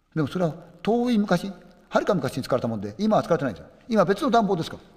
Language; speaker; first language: Japanese; native; Japanese